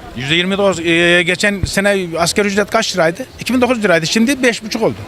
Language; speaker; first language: Turkish; native; Turkish